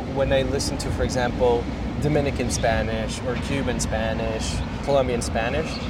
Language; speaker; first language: English; non-native, fluent; Spanish